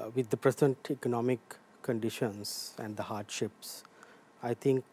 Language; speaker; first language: English; non-native, local second language; Sinhala